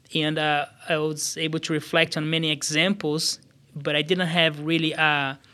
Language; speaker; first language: English; non-native, fluent; Portuguese